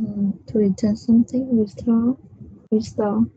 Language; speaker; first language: English; non-native, learner; Vietnamese